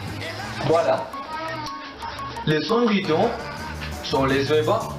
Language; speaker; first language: French; non-native, learner; Spanish